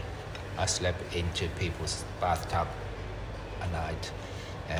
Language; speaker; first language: English; non-native, learner; Chinese